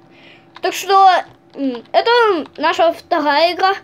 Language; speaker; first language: Russian; early bilingual, heritage; Russian